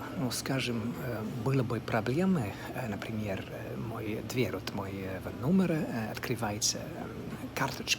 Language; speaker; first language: Russian; non-native, fluent; English